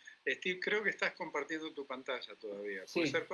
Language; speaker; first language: Spanish; native; Spanish